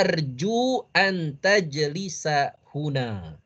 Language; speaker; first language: Arabic; non-native, fluent; Indonesian